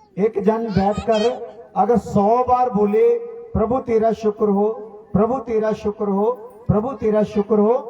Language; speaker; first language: Hindi; non-native, local second language; Punjabi